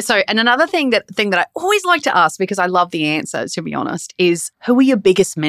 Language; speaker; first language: English; native; English